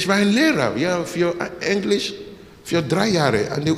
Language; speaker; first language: German; non-native, learner; English